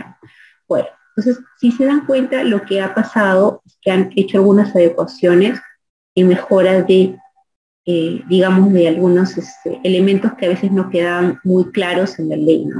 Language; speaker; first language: Spanish; native; Spanish